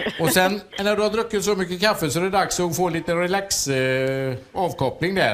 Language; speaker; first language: Swedish; native; Swedish